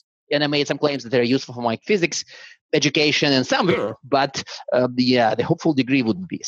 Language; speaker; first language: English; non-native, fluent; Russian